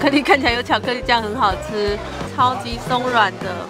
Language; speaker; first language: Chinese; native; Chinese